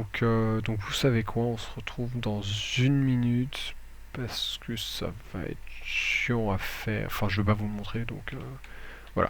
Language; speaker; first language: French; native; French